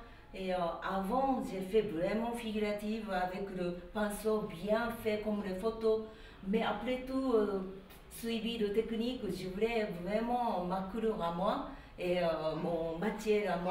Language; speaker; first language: French; non-native, learner; Japanese